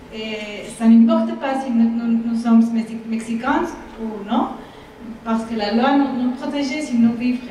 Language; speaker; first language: French; non-native, fluent; Spanish